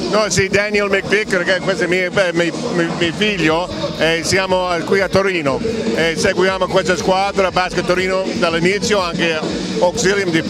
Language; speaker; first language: Italian; non-native, fluent; English